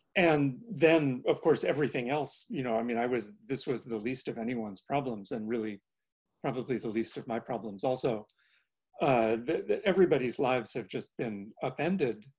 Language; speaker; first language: English; native; English